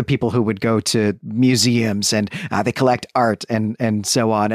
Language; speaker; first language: English; native; English